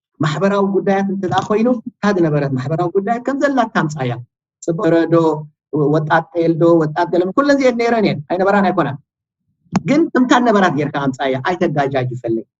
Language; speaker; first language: Tigrinya; native; Tigrinya